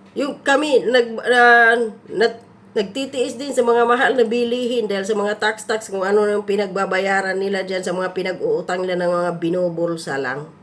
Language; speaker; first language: Filipino; non-native, local second language; Cebuano